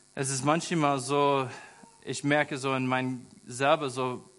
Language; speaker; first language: German; non-native, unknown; English